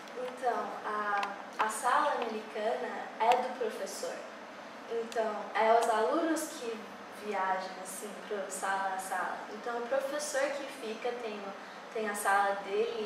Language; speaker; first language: Portuguese; early bilingual, heritage; English